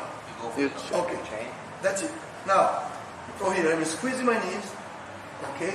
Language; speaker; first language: English; non-native, learner; Portuguese